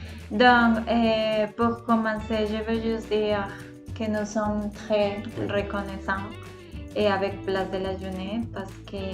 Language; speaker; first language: French; non-native, fluent; Spanish